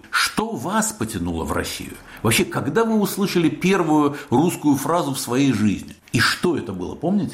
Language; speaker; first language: Russian; native; Russian